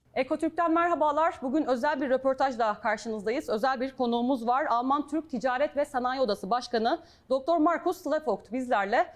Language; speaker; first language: Turkish; native; Turkish